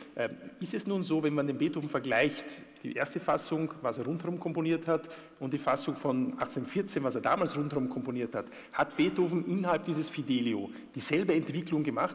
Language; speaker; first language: German; native; German